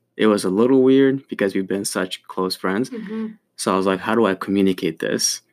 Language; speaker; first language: English; early bilingual, other home language; Ukrainian